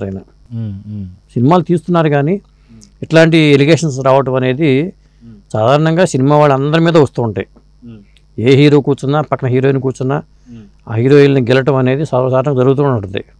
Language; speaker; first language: Telugu; native; Telugu